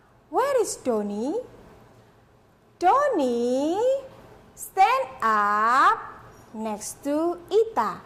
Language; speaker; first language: English; non-native, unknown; Indonesian